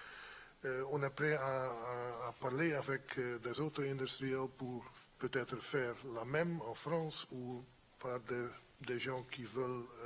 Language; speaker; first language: French; non-native, fluent; Dutch